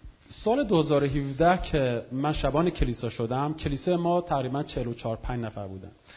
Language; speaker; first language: Persian; non-native, local second language; Kurdish